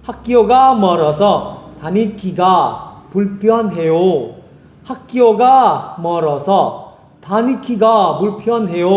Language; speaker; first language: Korean; non-native, fluent; Indonesian